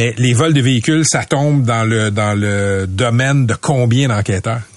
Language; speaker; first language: French; native; French